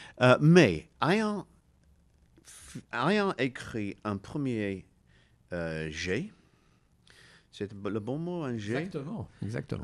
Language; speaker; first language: French; non-native, learner; English